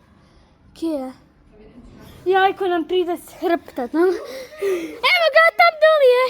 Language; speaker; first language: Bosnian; early bilingual, heritage; Bosnian